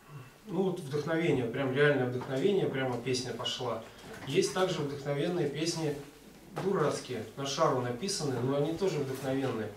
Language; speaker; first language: Russian; native; Russian